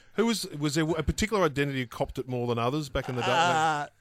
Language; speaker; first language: English; native; English